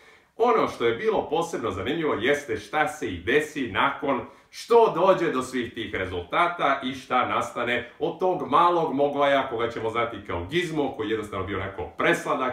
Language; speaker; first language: Serbian; native; Serbian